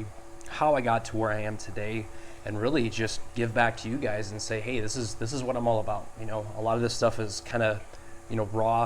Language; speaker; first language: English; native; English